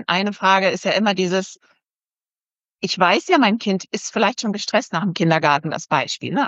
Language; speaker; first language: German; native; German